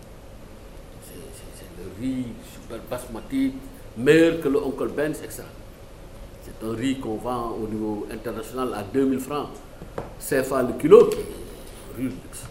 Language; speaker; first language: French; non-native, local second language; Wolof